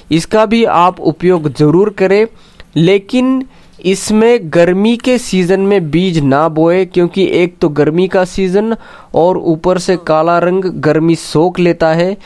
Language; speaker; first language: Hindi; non-native, local second language; Marathi